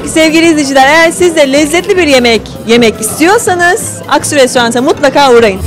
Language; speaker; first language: Turkish; native; Turkish